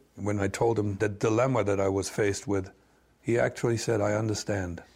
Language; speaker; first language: English; non-native, fluent; German